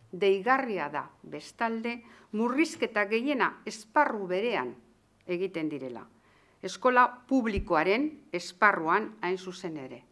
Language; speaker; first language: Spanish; native; Spanish